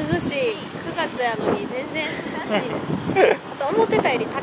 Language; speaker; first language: Japanese; native; Japanese